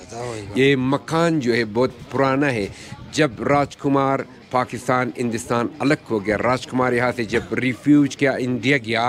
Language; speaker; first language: Hindi; non-native, local second language; Persian